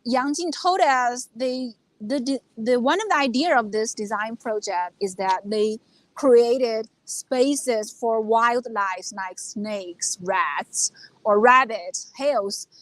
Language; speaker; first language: English; non-native, fluent; Chinese